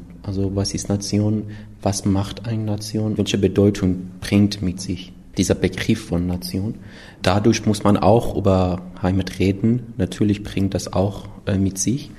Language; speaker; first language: German; non-native, fluent; Persian